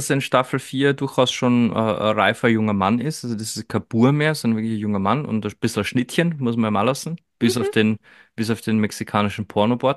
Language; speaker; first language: German; native; German